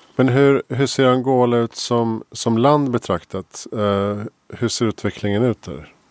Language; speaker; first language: Swedish; native; Swedish